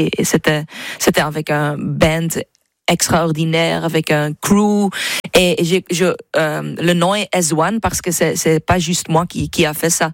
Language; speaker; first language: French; non-native, learner; English